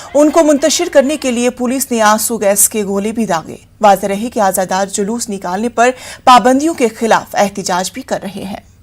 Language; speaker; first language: Hindi; native; Hindi